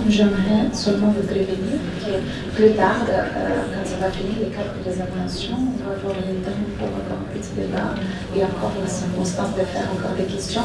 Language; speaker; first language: French; non-native, fluent; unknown